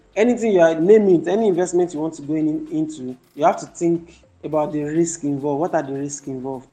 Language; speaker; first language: English; non-native, local second language; Yoruba